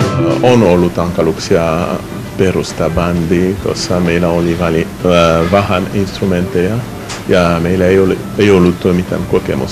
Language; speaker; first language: Finnish; non-native, fluent; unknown